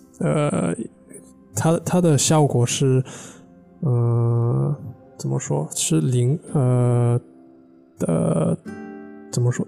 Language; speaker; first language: Chinese; non-native, fluent; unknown